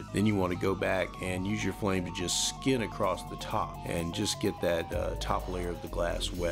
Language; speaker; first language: English; native; English